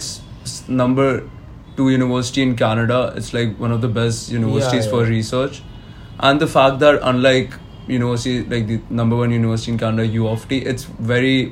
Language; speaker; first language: English; non-native, local second language; Hindi